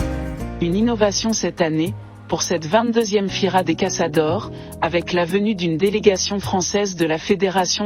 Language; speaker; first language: French; native; French